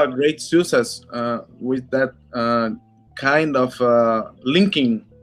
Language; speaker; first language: English; non-native, learner; Portuguese